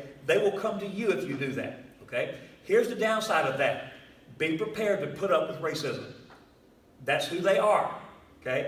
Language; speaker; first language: English; native; English